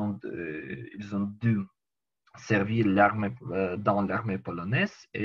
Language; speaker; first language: French; non-native, learner; Ukrainian